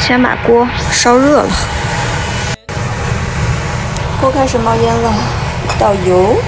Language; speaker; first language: Chinese; native; Chinese